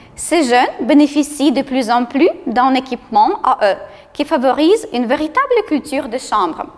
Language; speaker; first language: French; non-native, fluent; Ukrainian